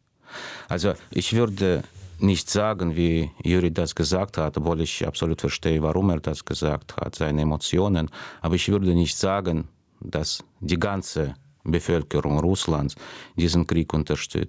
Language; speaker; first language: German; non-native, fluent; Russian